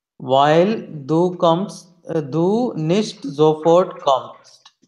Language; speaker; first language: German; non-native, learner; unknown